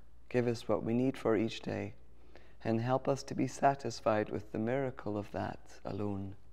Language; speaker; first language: English; native; English